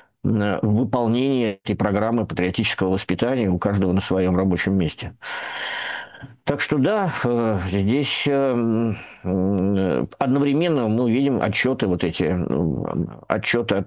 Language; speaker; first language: Russian; native; Russian